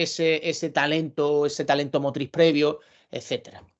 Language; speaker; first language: Spanish; native; Spanish